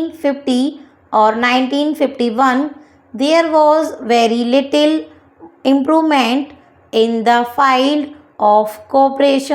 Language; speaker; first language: English; non-native, local second language; Hindi